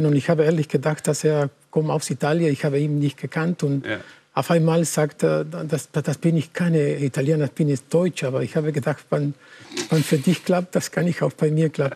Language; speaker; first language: German; non-native, learner; Spanish